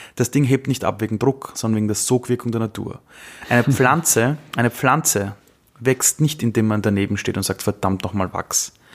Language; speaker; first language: German; early bilingual, other home language; Persian